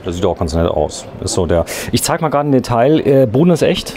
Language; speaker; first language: German; native; German